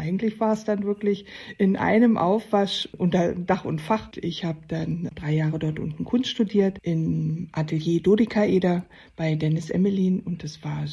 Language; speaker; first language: German; native; German